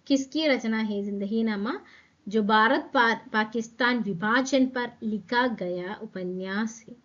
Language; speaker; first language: Hindi; non-native, local second language; Malayalam